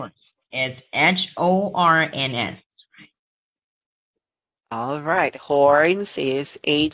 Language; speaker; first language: English; non-native, learner; Chinese